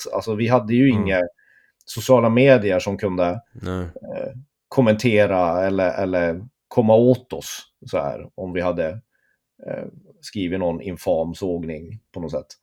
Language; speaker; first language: Swedish; native; Swedish